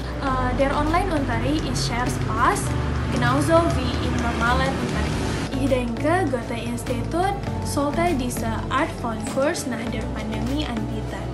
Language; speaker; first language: German; non-native, learner; Indonesian